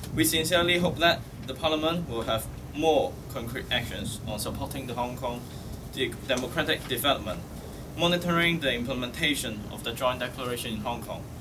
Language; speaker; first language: English; non-native, local second language; Cantonese